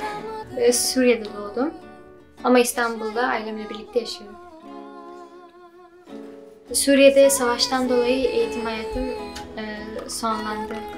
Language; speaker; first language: Turkish; early bilingual, other home language; Arabic